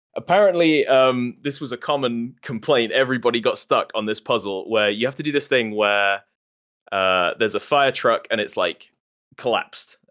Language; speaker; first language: English; native; English